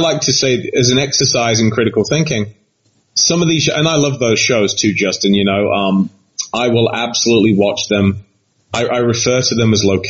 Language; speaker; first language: English; native; English